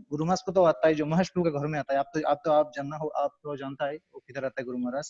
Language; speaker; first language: Hindi; non-native, learner; Bangla